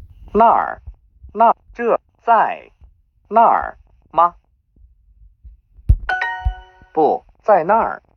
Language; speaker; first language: Chinese; non-native, learner; English